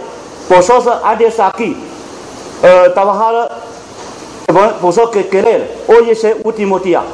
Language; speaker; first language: Spanish; non-native, learner; Chinese